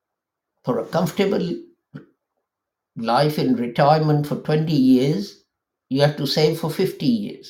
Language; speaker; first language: English; non-native, local second language; Urdu